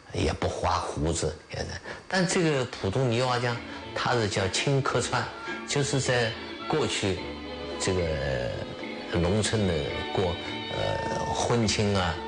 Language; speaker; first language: Chinese; native; Chinese